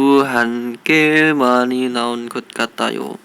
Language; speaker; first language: Korean; non-native, learner; Indonesian